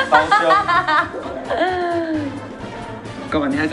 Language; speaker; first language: Chinese; native; Chinese